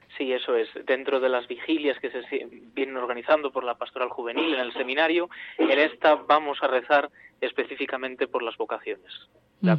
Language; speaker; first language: Spanish; native; Spanish